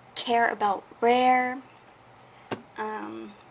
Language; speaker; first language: English; native; English